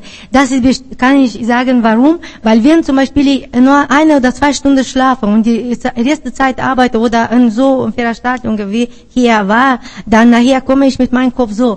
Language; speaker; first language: German; non-native, learner; Spanish